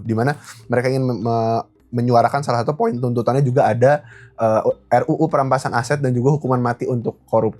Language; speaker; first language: Indonesian; native; Indonesian